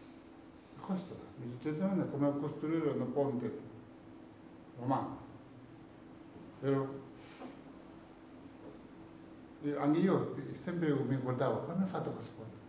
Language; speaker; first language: Italian; non-native, learner; Tibetan